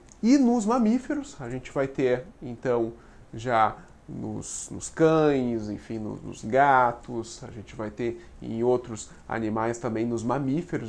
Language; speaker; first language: Portuguese; native; Portuguese